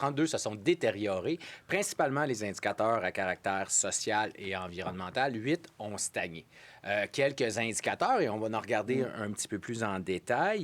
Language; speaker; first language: French; native; French